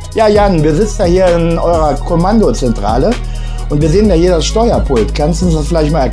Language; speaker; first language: German; native; German